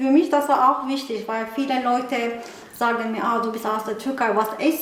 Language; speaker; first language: German; non-native, learner; Turkish